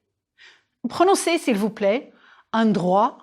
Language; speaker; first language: French; non-native, fluent; English